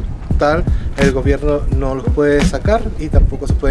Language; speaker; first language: Spanish; native; Spanish